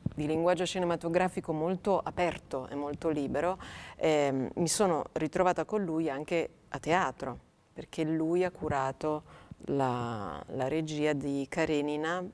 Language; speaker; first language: Italian; native; Italian